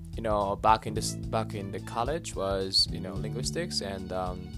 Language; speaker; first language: English; non-native, fluent; Japanese